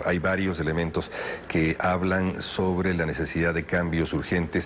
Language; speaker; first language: Spanish; native; Spanish